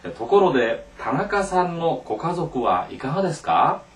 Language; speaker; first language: Japanese; non-native, local second language; Korean